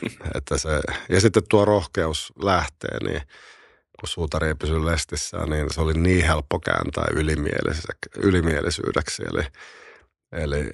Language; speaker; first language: Finnish; native; Finnish